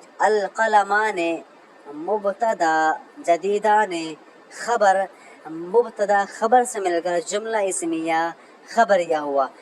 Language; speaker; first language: Urdu; native; Urdu